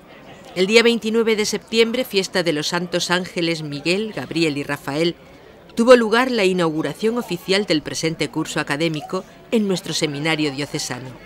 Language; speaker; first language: Spanish; native; Spanish